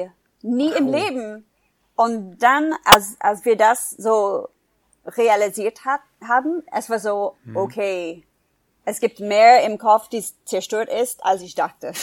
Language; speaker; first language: German; non-native, fluent; English